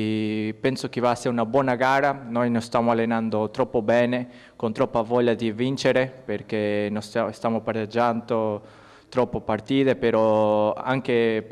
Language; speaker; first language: Italian; non-native, learner; Spanish